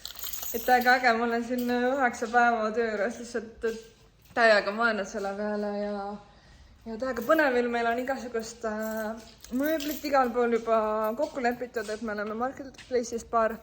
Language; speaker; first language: Estonian; native; Estonian